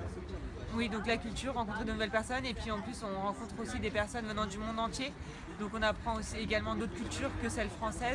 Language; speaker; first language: French; non-native, fluent; Turkish